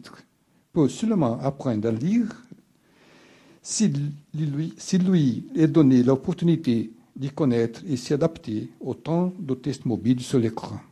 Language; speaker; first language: French; non-native, fluent; Portuguese